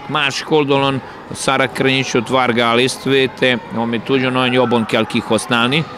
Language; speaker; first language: Hungarian; non-native, learner; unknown